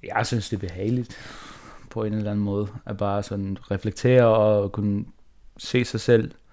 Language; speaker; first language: Danish; non-native, local second language; Faroese